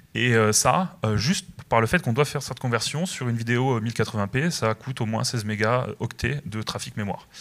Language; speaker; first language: French; native; French